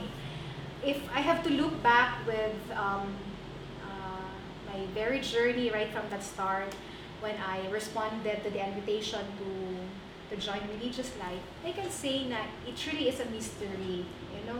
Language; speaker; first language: English; non-native, local second language; Cebuano